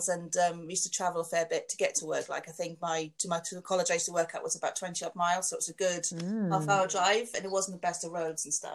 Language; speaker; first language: English; native; English